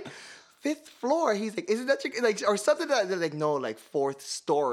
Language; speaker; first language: English; early bilingual, other home language; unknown